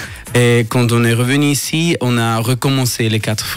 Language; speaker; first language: French; non-native, local second language; German